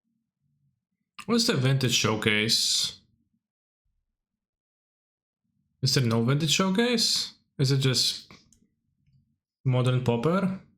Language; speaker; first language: English; non-native, fluent; Polish